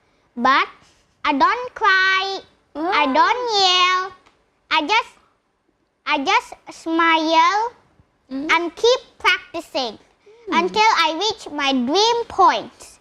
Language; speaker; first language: English; non-native, learner; Indonesian